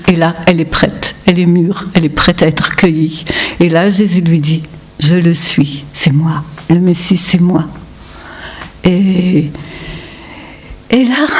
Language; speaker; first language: French; native; French